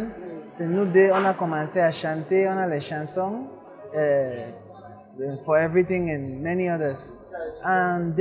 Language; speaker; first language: French; non-native, local second language; English